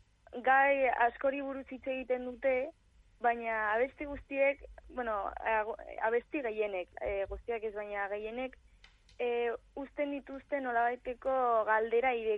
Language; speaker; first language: Basque; non-native, local second language; Spanish